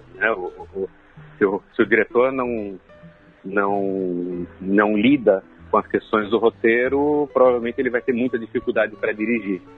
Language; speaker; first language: Portuguese; native; Portuguese